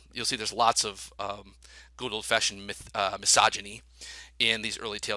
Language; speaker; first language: English; native; English